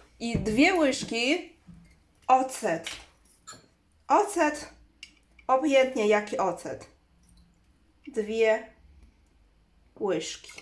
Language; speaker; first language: Polish; non-native, learner; Chinese